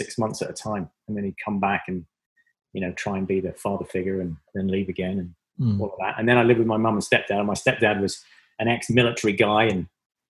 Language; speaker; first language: English; native; English